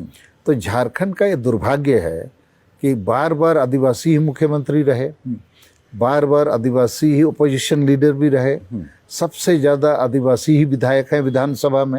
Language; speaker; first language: Hindi; non-native, local second language; Santali